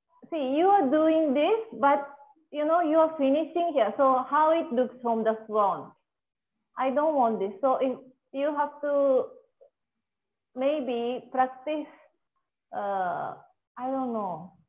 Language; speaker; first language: English; non-native, fluent; Japanese